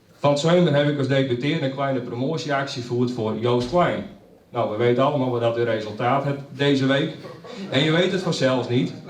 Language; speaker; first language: Dutch; non-native, local second language; Western Frisian